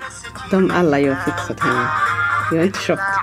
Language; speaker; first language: Swedish; non-native, learner; Somali